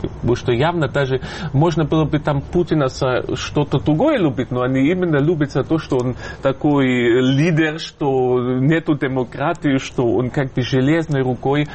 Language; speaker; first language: Russian; non-native, fluent; German